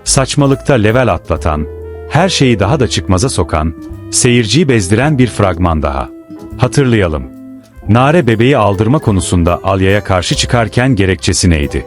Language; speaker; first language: Turkish; native; Turkish